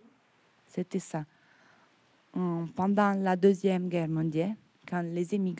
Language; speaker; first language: French; non-native, fluent; Italian